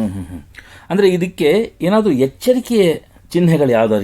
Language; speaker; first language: Kannada; native; Kannada